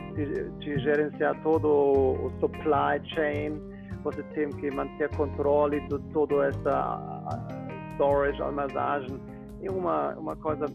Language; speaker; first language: Portuguese; non-native, fluent; German